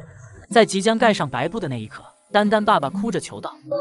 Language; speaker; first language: Chinese; native; Chinese